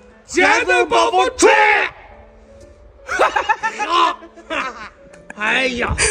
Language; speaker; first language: Chinese; native; Chinese